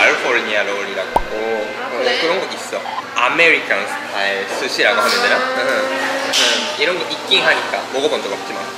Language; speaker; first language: Korean; non-native, fluent; Japanese